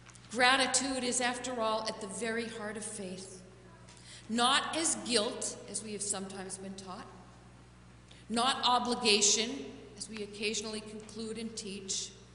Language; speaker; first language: English; native; English